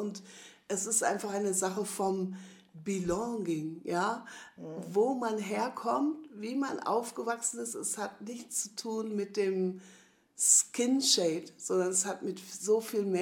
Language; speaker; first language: German; native; German